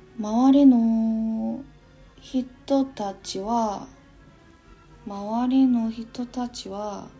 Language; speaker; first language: Japanese; non-native, learner; Korean